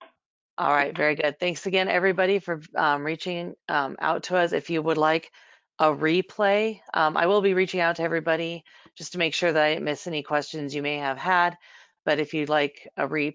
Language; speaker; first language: English; native; English